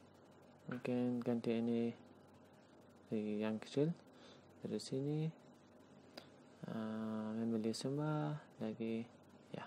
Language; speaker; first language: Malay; non-native, learner; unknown